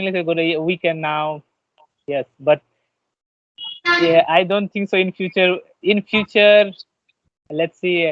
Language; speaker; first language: English; non-native, learner; Bangla